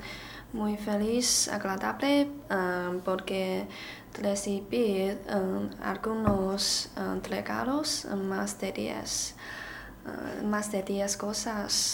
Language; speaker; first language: Spanish; non-native, learner; Chinese